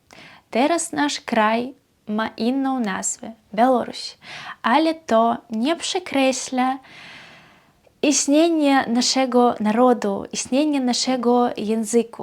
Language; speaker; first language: Polish; non-native, fluent; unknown